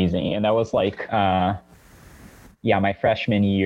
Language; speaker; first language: English; non-native, fluent; Portuguese